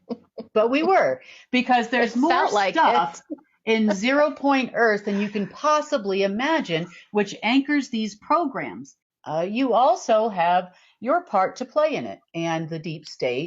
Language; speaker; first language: English; native; English